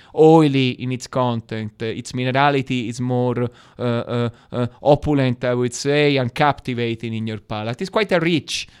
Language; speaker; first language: English; non-native, fluent; Italian